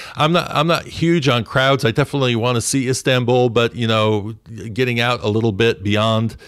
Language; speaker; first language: English; native; English